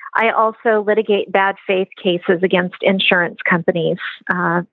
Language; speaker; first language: English; native; English